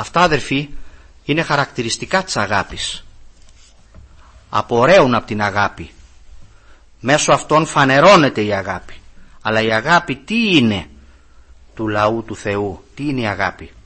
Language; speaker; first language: Greek; native; Greek